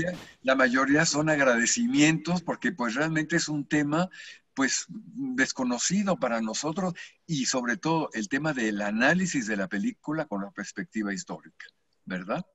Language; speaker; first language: Spanish; native; Spanish